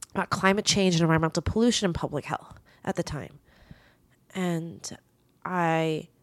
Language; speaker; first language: English; early bilingual, other home language; Chinese